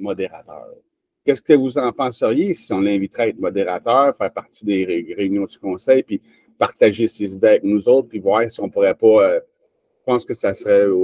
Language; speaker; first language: French; native; French